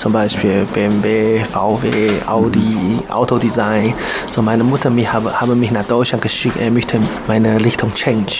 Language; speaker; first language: German; non-native, learner; Chinese